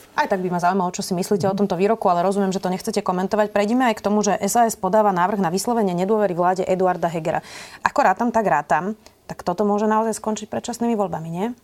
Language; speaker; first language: Slovak; native; Slovak